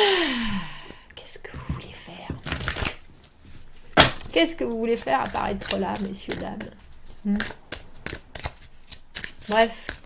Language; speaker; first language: French; native; French